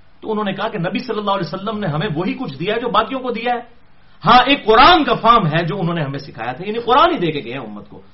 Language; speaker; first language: Urdu; non-native, local second language; Punjabi